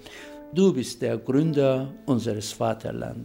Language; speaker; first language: German; non-native, fluent; Turkish